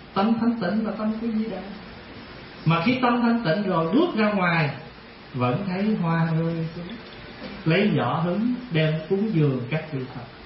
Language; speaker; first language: Vietnamese; early bilingual, heritage; Vietnamese